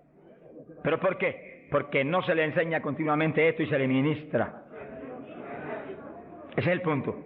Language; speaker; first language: Spanish; native; Spanish